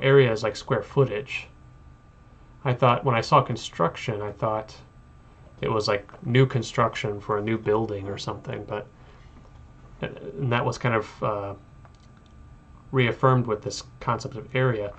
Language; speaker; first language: English; native; English